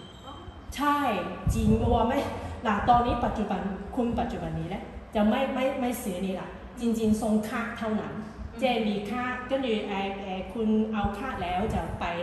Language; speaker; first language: Thai; non-native, learner; Cantonese